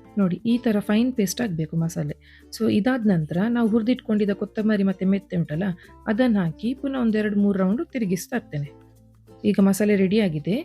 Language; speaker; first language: Kannada; non-native, local second language; Konkani